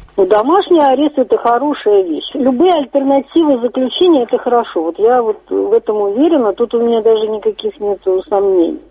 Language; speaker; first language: Russian; native; Russian